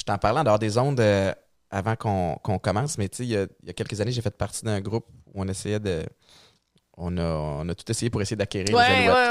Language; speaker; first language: French; native; French